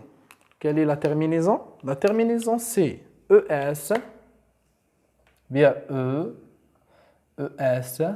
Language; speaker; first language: French; non-native, local second language; Arabic